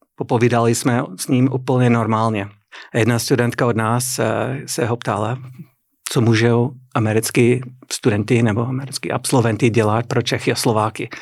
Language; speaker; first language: Czech; non-native, fluent; English